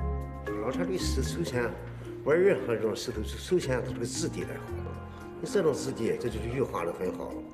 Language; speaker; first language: Chinese; native; Chinese